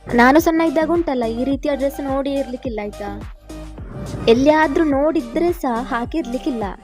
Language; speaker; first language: Kannada; native; Kannada